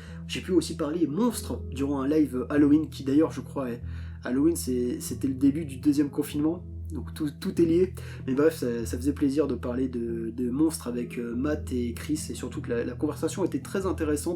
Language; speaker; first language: French; native; French